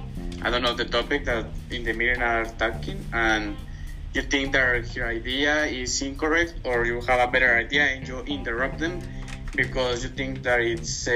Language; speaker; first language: English; non-native, learner; Spanish